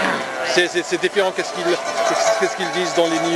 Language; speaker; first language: French; non-native, local second language; Arabic